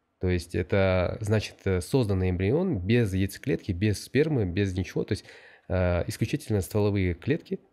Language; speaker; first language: Russian; native; Russian